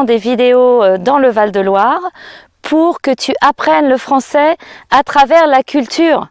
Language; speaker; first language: French; native; French